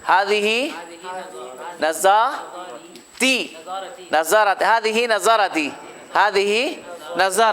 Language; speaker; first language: Arabic; non-native, fluent; Urdu